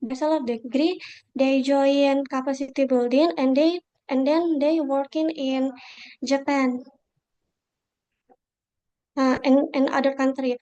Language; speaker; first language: English; non-native, local second language; Indonesian